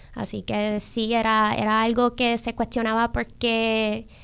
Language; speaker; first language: Spanish; early bilingual, heritage; Spanish